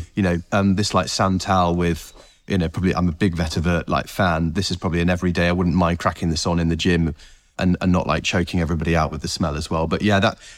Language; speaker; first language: English; native; English